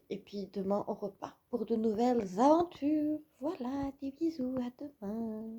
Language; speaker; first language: French; native; French